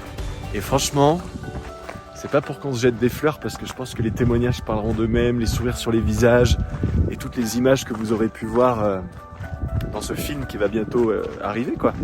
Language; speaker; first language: French; native; French